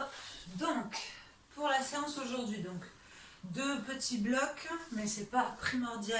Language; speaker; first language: French; native; French